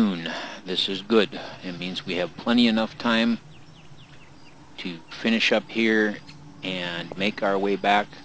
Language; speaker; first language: English; native; English